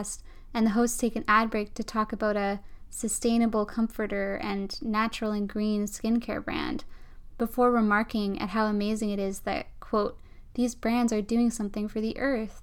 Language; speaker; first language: English; native; English